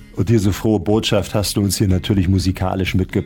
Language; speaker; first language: German; native; German